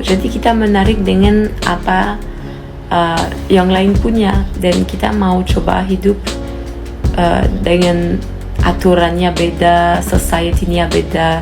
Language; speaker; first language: Indonesian; non-native, fluent; French